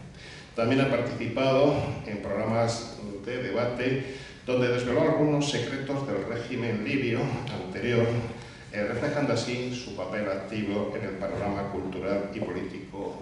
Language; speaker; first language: Spanish; native; Spanish